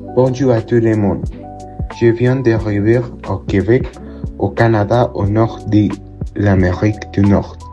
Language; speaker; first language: French; non-native, learner; Spanish